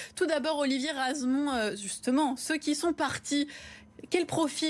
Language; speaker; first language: French; native; French